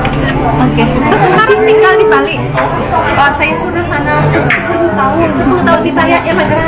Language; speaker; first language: Indonesian; non-native, learner; English